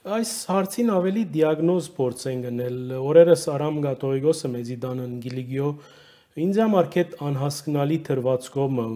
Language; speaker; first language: Armenian; early bilingual, heritage; Armenian